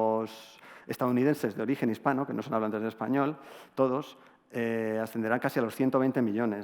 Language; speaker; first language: Spanish; native; Spanish